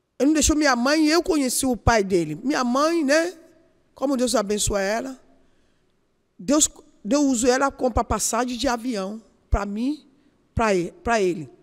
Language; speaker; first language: Portuguese; non-native, learner; Yoruba